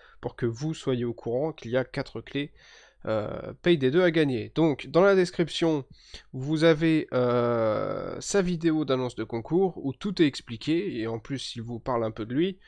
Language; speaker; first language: French; native; French